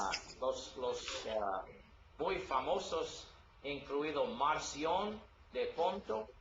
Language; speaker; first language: Spanish; non-native, learner; English